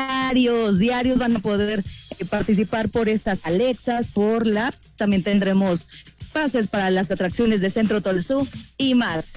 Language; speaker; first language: Spanish; native; Spanish